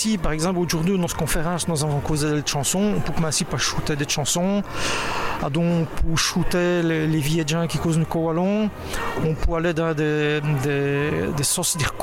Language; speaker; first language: French; native; French